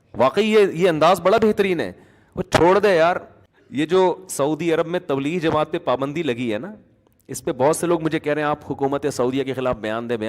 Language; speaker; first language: Urdu; native; Urdu